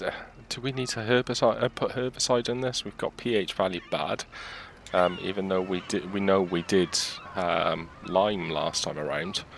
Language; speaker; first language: English; native; English